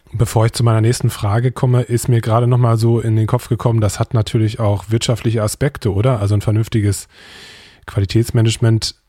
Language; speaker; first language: German; native; German